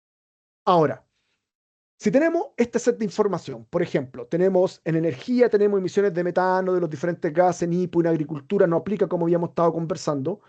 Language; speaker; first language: Spanish; native; Spanish